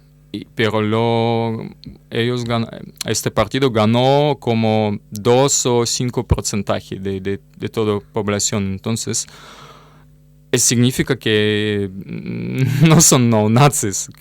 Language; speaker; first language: Spanish; non-native, learner; Russian